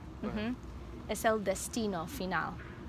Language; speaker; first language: Spanish; non-native, fluent; English